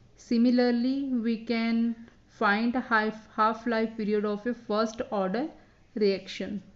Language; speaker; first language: English; non-native, local second language; Punjabi